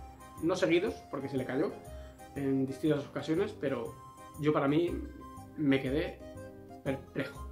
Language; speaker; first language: Spanish; native; Spanish